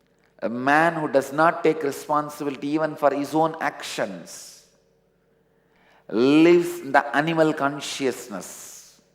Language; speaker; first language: English; non-native, local second language; Tamil